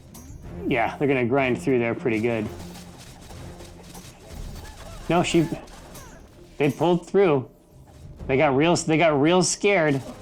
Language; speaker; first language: English; native; English